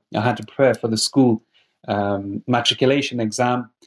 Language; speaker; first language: English; non-native, fluent; Persian